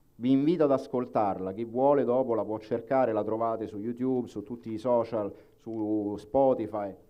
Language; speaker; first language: Italian; native; Italian